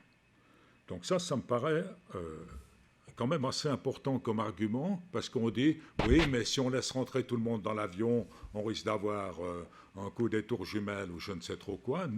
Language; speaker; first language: French; native; French